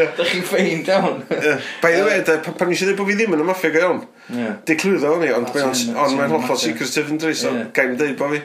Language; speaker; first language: Welsh; native; Welsh